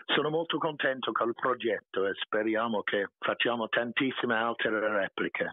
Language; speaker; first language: Italian; non-native, fluent; English